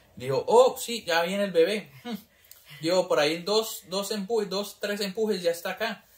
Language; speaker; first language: Spanish; early bilingual, heritage; Spanish